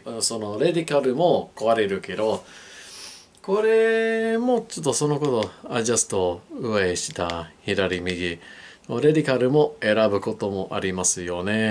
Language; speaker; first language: Japanese; non-native, learner; English